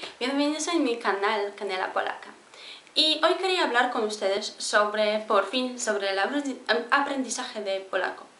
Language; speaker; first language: Spanish; non-native, fluent; Polish